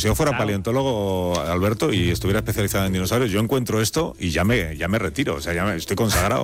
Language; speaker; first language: Spanish; native; Spanish